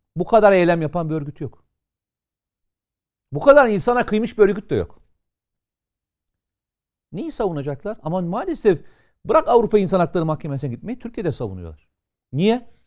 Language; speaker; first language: Turkish; native; Turkish